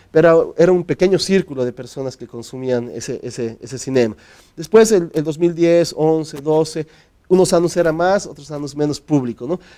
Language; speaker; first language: Spanish; native; Spanish